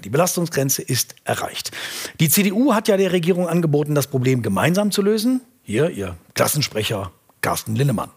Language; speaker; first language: German; native; German